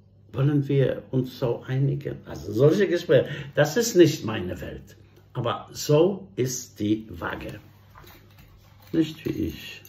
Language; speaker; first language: German; non-native, fluent; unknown